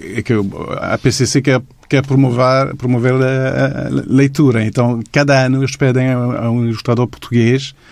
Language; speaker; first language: Portuguese; non-native, fluent; English